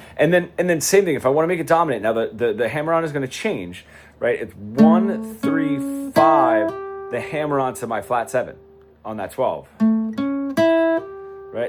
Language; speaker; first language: English; native; English